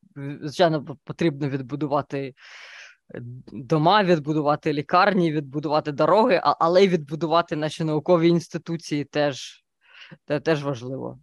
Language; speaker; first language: Ukrainian; native; Ukrainian